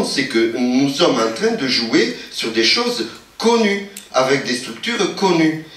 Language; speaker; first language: French; native; French